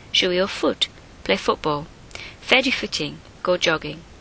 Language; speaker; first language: English; native; English